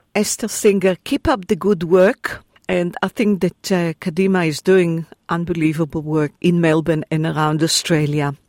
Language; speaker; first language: English; non-native, fluent; Hebrew